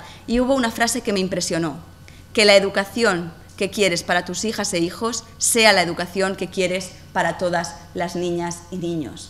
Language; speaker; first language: Spanish; native; Spanish